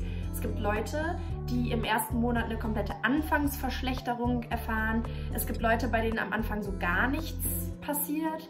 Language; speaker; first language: German; native; German